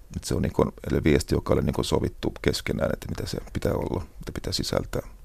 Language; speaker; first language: Finnish; non-native, local second language; Swedish